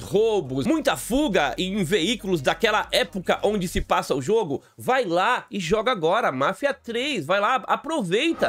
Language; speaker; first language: Portuguese; native; Portuguese